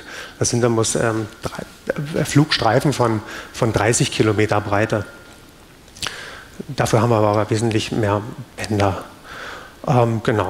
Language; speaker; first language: German; native; German